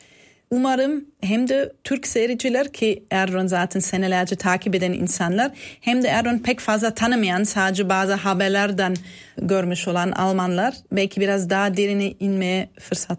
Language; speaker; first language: Turkish; non-native, fluent; German